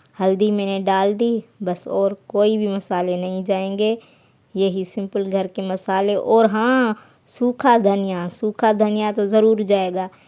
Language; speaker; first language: Urdu; non-native, local second language; Sindhi